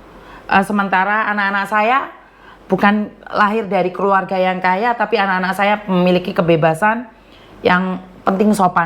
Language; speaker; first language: Indonesian; non-native, local second language; Javanese